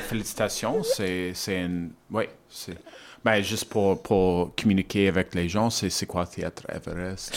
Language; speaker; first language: French; non-native, learner; English